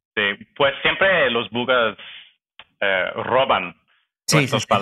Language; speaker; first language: Spanish; non-native, fluent; English